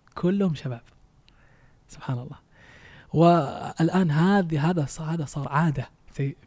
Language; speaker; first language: Arabic; non-native, fluent; Danish